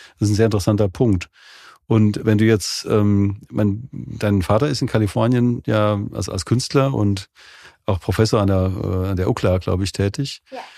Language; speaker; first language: German; native; German